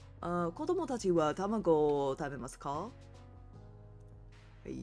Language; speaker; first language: Japanese; non-native, learner; English